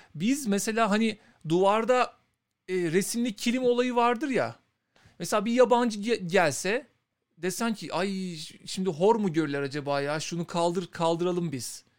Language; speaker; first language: Turkish; native; Turkish